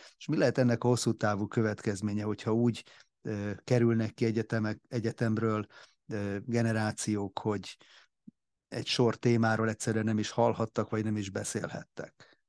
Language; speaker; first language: Hungarian; native; Hungarian